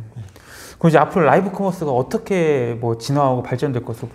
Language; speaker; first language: Korean; native; Korean